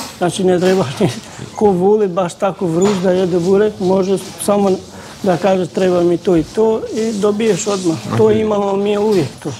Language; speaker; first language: Croatian; non-native, fluent; Albanian